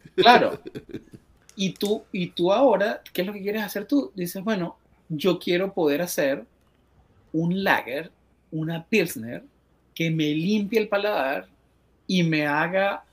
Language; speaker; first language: Spanish; native; Spanish